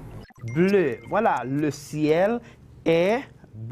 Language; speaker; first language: French; non-native, fluent; Spanish